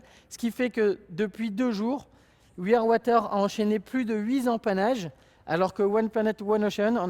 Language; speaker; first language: French; native; French